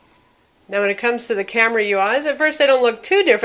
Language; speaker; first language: English; native; English